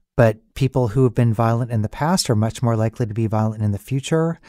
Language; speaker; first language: English; native; English